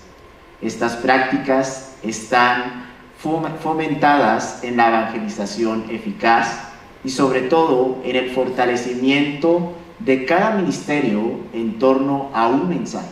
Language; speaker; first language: Spanish; native; Spanish